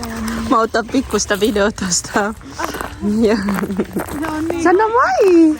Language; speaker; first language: Finnish; non-native, learner; Kinyarwanda